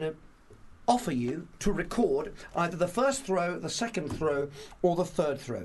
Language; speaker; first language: English; native; English